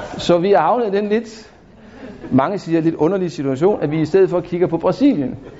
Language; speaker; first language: Danish; native; Danish